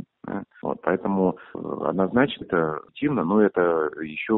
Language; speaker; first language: Russian; native; Russian